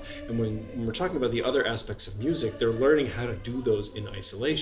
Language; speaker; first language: English; native; English